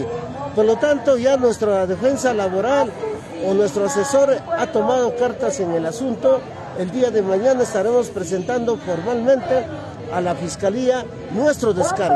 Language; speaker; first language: Spanish; native; Spanish